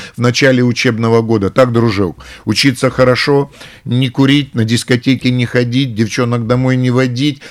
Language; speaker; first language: Russian; native; Russian